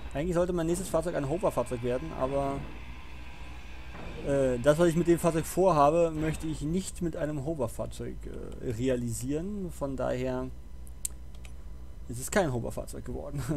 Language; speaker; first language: German; native; German